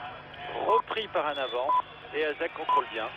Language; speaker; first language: French; native; French